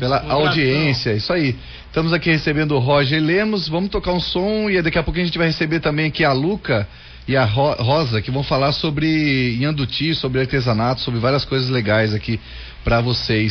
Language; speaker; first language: Portuguese; native; Portuguese